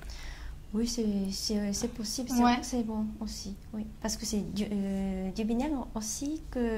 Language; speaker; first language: French; non-native, learner; Japanese